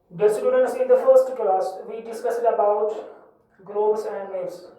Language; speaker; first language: English; non-native, local second language; Kashmiri